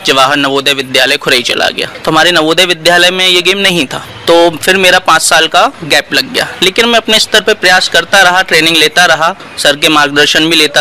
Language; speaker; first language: Hindi; native; Hindi